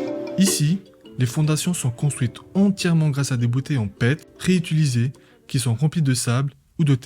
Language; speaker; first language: French; native; French